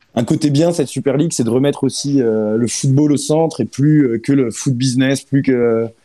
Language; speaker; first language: French; native; French